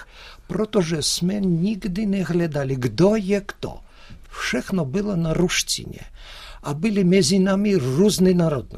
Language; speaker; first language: Czech; early bilingual, heritage; Russian